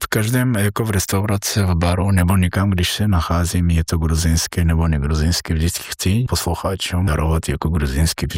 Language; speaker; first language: Czech; non-native, learner; Georgian